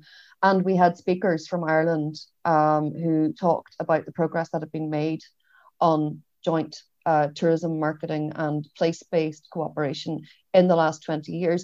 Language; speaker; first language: English; native; English